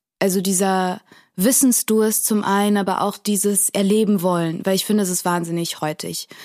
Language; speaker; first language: German; early bilingual, other home language; Portuguese